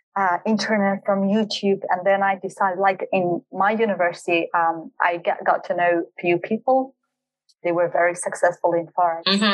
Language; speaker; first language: English; non-native, fluent; Kurdish